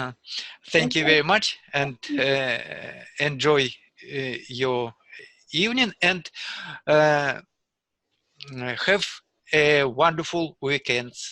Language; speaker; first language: English; non-native, learner; Russian